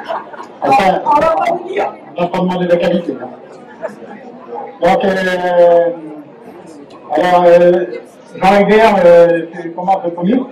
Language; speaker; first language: French; native; French